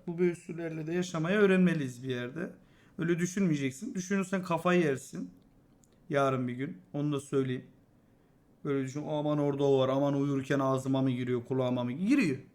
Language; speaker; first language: Turkish; native; Turkish